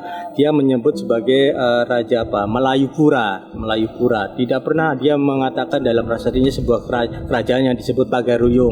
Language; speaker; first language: Indonesian; native; Indonesian